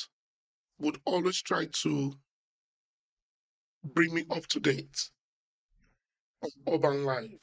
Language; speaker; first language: English; non-native, local second language; Yoruba